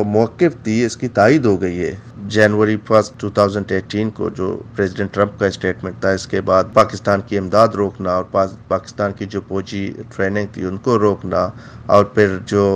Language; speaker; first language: Urdu; non-native, local second language; Baluchi